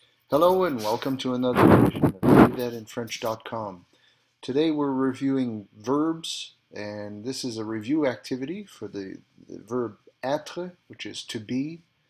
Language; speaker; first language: English; early bilingual, other home language; French